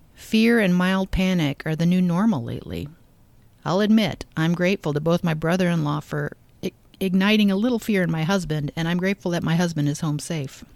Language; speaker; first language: English; native; English